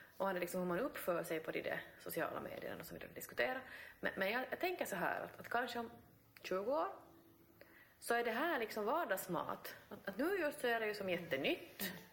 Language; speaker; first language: Swedish; native; Swedish